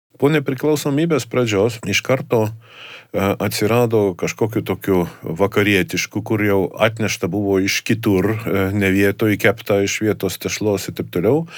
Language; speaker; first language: Lithuanian; non-native, fluent; Estonian